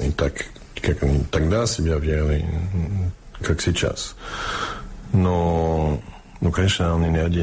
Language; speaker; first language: Russian; non-native, fluent; English